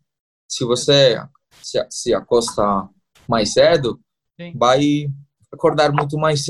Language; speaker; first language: Portuguese; non-native, learner; Spanish